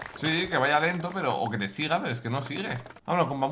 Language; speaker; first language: Spanish; native; Spanish